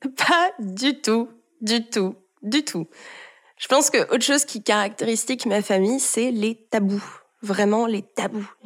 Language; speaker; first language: French; early bilingual, heritage; French